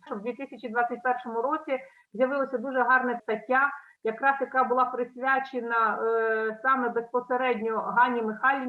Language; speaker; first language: Ukrainian; native; Ukrainian